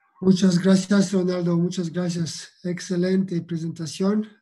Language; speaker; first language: Spanish; non-native, fluent; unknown